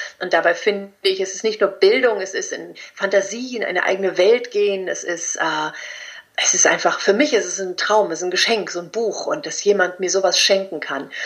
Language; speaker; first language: German; early bilingual, other home language; Spanish